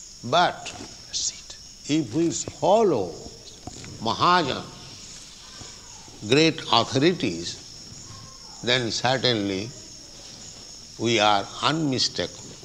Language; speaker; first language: English; non-native, local second language; Bangla